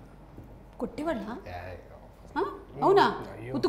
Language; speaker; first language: Telugu; native; Telugu